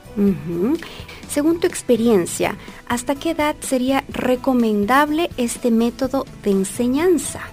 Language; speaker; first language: Spanish; native; Spanish